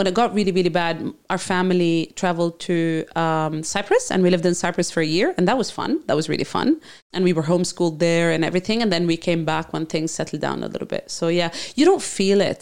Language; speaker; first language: English; non-native, fluent; Arabic